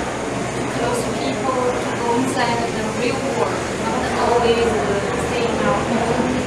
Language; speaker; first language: English; non-native, learner; Chinese